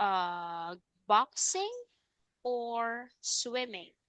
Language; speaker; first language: English; non-native, fluent; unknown